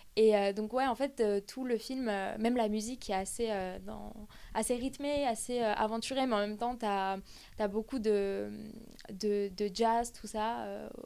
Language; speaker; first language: French; early bilingual, other home language; Armenian